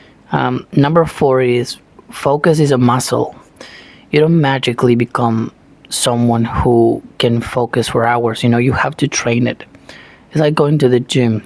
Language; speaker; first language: English; non-native, fluent; Spanish